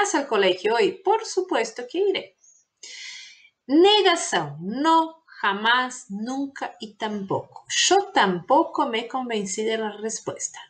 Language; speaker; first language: Spanish; non-native, fluent; Portuguese